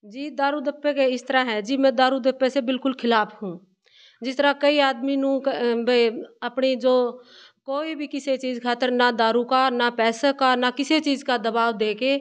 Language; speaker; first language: Hindi; native; Hindi